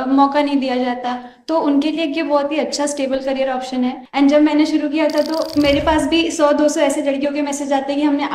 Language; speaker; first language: Hindi; native; Hindi